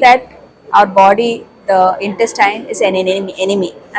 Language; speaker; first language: English; non-native, local second language; Tamil